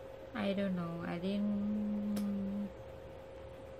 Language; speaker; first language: English; non-native, learner; Indonesian